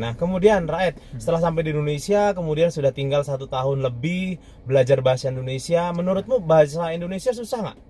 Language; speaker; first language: Indonesian; native; Indonesian